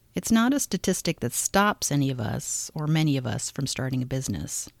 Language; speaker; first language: English; native; English